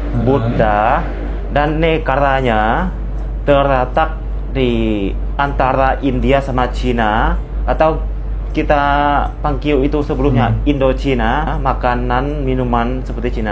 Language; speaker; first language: Indonesian; non-native, fluent; Lao